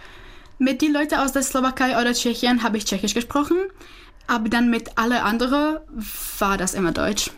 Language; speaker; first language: German; non-native, fluent; Czech